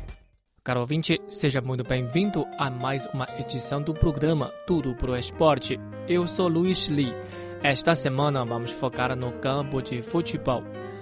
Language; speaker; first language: Portuguese; non-native, fluent; Chinese